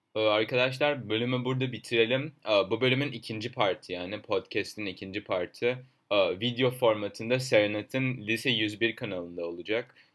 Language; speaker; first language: Turkish; native; Turkish